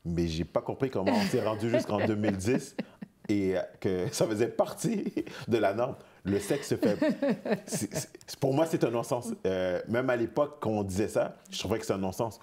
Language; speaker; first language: French; native; French